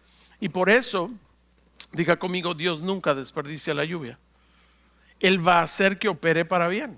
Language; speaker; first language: Spanish; native; Spanish